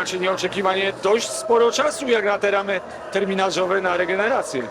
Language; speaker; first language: Polish; native; Polish